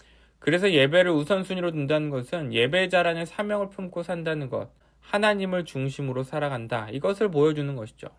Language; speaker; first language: Korean; native; Korean